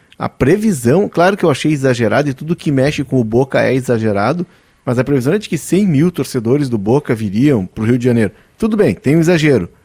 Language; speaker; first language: Portuguese; native; Portuguese